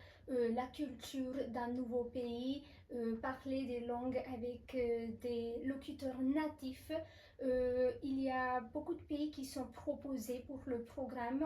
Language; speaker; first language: French; non-native, fluent; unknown